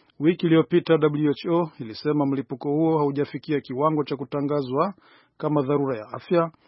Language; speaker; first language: Swahili; non-native, local second language; Rundi